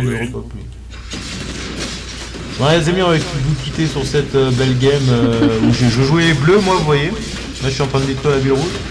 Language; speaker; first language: French; native; French